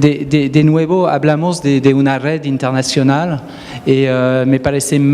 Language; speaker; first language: Spanish; non-native, fluent; French